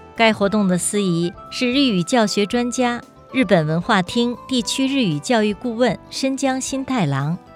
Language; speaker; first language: Chinese; native; Chinese